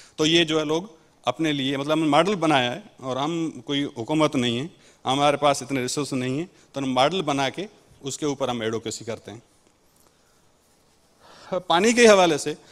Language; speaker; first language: Urdu; non-native, local second language; Sindhi